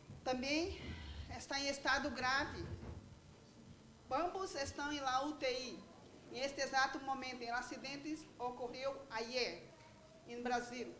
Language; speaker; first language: Spanish; non-native, learner; Portuguese